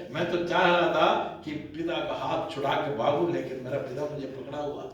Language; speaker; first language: Hindi; non-native, local second language; Malayalam